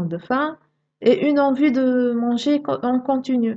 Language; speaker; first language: French; non-native, local second language; Arabic